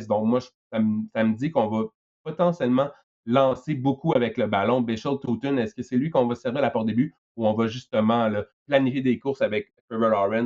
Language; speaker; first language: French; native; French